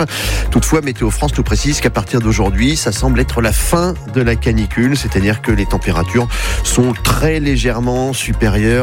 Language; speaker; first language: French; native; French